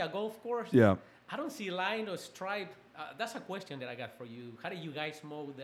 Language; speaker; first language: English; non-native, fluent; Spanish